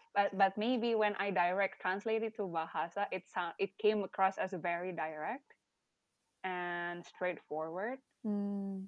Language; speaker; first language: English; non-native, fluent; Indonesian